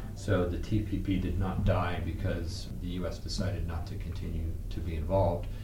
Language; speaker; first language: English; native; English